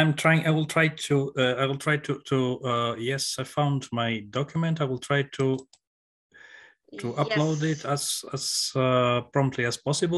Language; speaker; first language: English; non-native, fluent; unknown